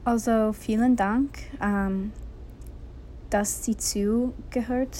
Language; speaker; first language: German; non-native, learner; English